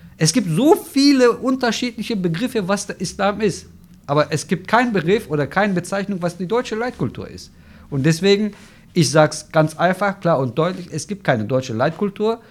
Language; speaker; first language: German; non-native, fluent; Turkish